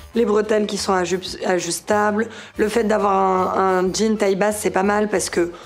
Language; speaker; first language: French; native; French